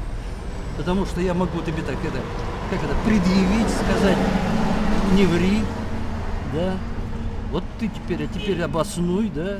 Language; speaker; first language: Russian; native; Russian